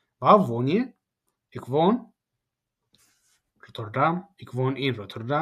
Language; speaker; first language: Dutch; non-native, learner; Tigrinya